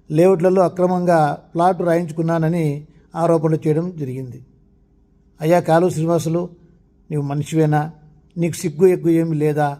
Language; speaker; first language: Telugu; native; Telugu